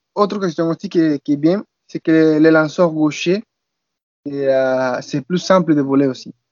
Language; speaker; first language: French; non-native, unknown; Spanish